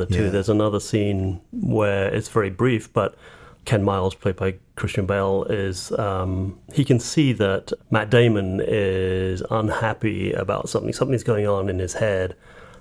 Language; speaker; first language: English; native; English